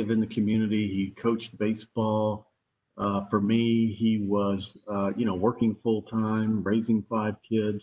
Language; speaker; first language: English; native; English